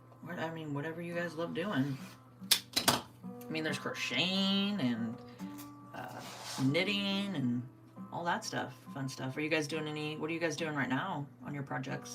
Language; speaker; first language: English; native; English